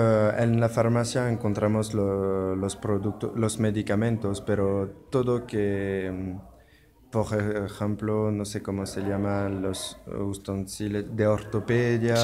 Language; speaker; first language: Spanish; non-native, learner; French